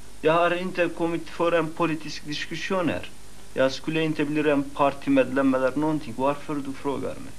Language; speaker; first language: Swedish; non-native, fluent; Kurdish